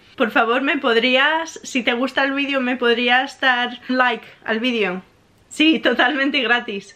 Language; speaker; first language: Spanish; early bilingual, heritage; English